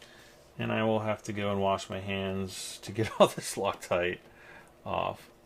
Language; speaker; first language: English; native; English